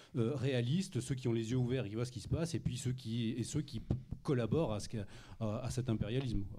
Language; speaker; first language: French; native; French